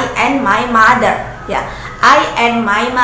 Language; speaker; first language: English; non-native, learner; Indonesian